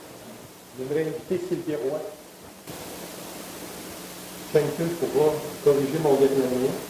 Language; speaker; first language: French; native; French